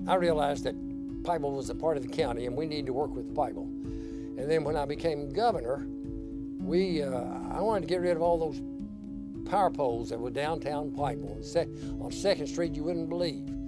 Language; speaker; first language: English; native; English